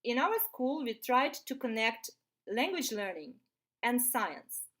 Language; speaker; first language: English; non-native, fluent; Ukrainian